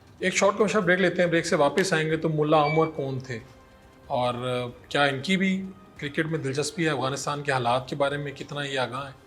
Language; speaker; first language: Urdu; non-native, local second language; Punjabi